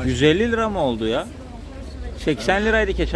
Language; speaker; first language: Turkish; non-native, fluent; Russian